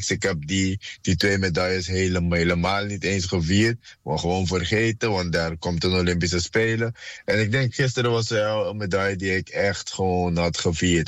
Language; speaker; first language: Dutch; non-native, fluent; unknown